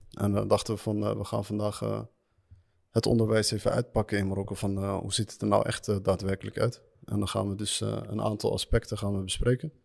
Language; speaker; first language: Dutch; early bilingual, other home language; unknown